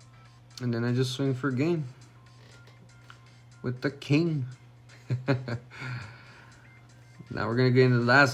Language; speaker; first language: English; native; English